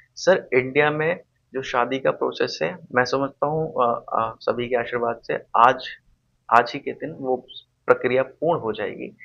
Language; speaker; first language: Hindi; native; Hindi